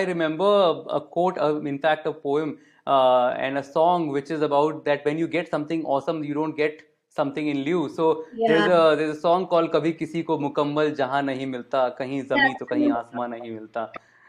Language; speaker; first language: English; non-native, local second language; Hindi